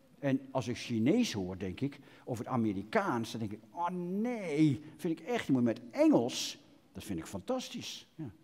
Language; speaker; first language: Dutch; native; Dutch